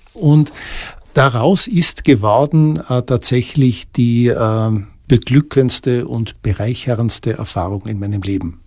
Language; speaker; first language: German; native; German